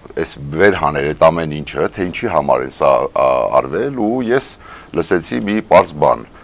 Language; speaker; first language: Armenian; early bilingual, heritage; Armenian